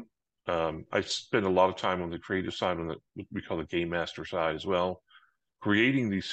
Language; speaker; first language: English; native; English